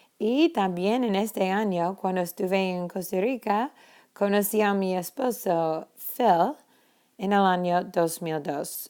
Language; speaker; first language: Spanish; non-native, fluent; English